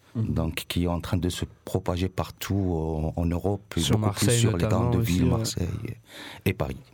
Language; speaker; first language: French; non-native, local second language; Arabic